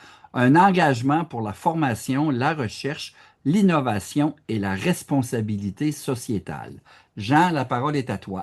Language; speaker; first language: French; native; French